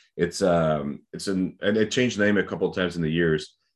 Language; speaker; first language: English; non-native, fluent; French